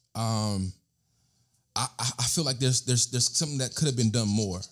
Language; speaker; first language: English; native; English